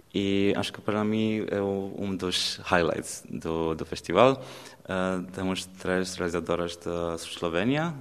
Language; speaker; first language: Portuguese; non-native, fluent; Romanian